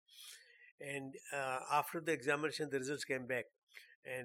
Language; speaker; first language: English; non-native, local second language; Urdu